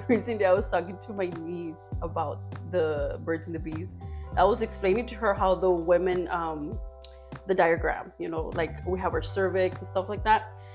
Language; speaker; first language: English; early bilingual, other home language; Spanish